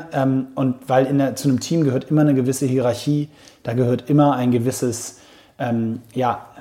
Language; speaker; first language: German; native; German